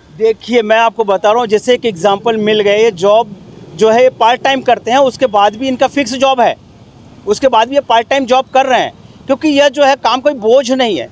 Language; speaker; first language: Hindi; native; Hindi